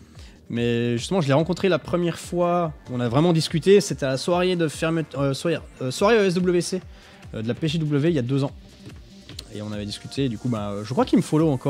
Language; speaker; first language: French; native; French